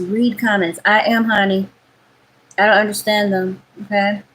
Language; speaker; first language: English; native; English